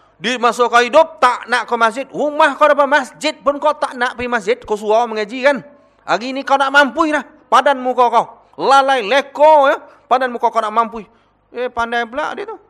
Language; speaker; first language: Malay; native; Malay